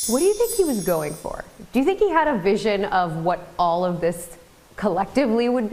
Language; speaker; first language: English; native; English